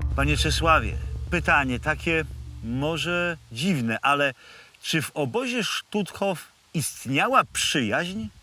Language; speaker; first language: Polish; native; Polish